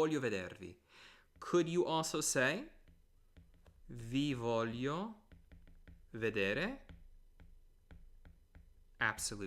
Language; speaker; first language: Italian; non-native, fluent; English